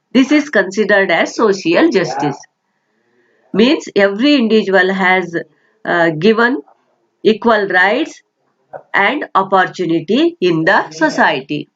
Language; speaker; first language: English; non-native, local second language; Kannada